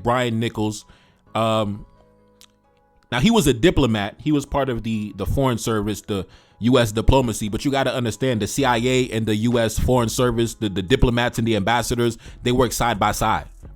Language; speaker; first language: English; native; English